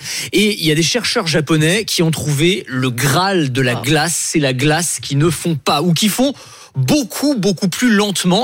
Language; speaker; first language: French; native; French